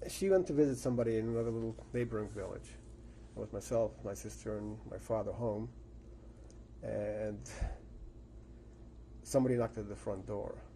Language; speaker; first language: English; early bilingual, other home language; Yiddish